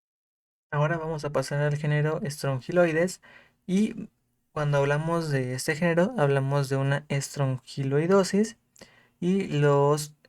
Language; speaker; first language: Spanish; native; Spanish